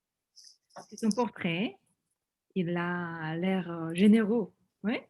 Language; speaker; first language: French; non-native, fluent; Korean